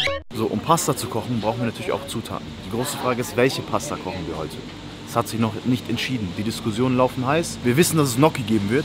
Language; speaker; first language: German; native; German